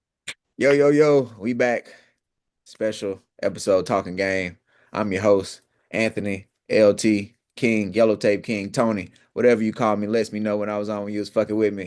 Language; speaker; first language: English; native; English